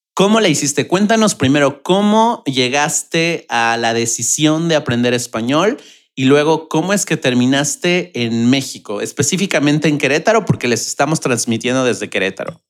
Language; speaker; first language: Spanish; native; Spanish